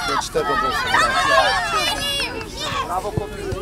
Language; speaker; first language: Romanian; native; Romanian